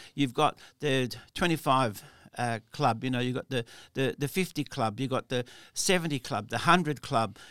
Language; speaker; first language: English; early bilingual, other home language; Italian